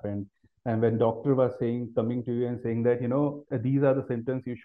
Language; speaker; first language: English; non-native, local second language; Hindi